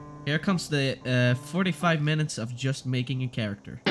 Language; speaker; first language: English; native; English